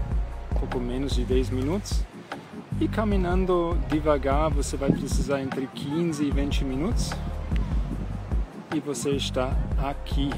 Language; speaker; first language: Portuguese; non-native, fluent; German